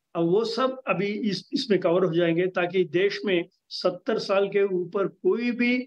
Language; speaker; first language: Hindi; non-native, local second language; Telugu